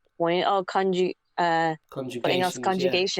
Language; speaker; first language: Danish; non-native, learner; English